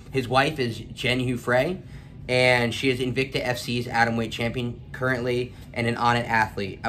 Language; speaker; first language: English; native; English